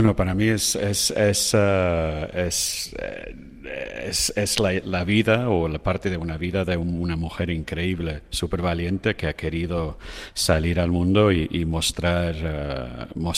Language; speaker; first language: Spanish; non-native, fluent; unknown